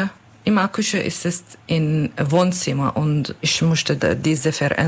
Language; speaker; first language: German; non-native, learner; Kurdish